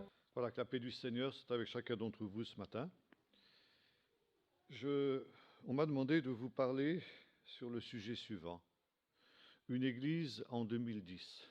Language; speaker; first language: French; native; French